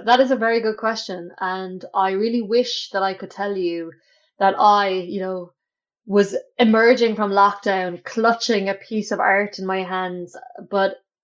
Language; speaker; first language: English; native; English